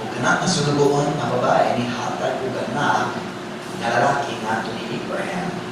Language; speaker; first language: Cebuano; non-native, fluent; English